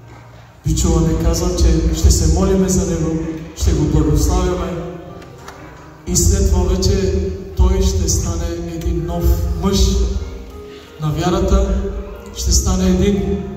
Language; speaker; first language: Bulgarian; non-native, local second language; Turkish